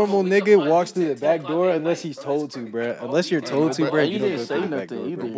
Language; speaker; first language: English; native; English